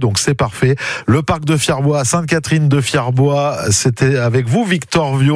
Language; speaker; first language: French; native; French